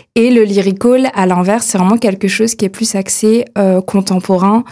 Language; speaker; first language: French; native; French